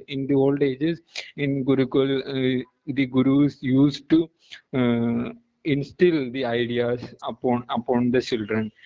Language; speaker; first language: English; non-native, local second language; Malayalam